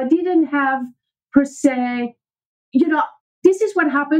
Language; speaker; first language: English; non-native, fluent; French